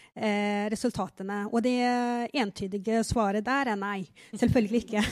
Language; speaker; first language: Norwegian; non-native, fluent; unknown